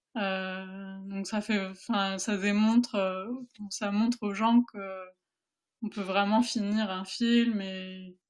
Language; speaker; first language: French; early bilingual, other home language; Spanish